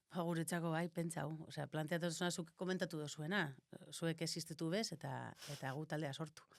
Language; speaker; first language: Basque; native; Basque